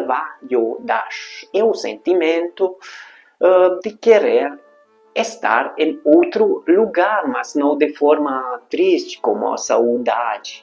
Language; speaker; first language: Portuguese; non-native, fluent; Hungarian